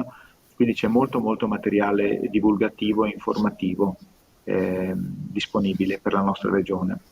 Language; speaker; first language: Italian; native; Italian